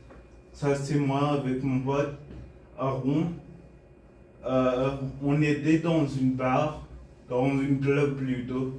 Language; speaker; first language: French; non-native, fluent; Bulgarian